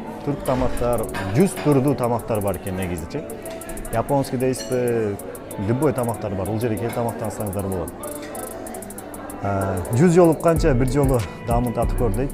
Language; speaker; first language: Kyrgyz; native; Kyrgyz